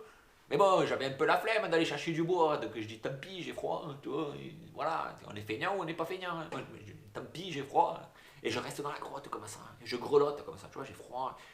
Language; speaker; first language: French; native; French